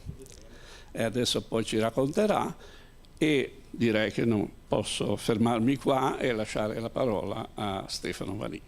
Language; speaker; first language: Italian; native; Italian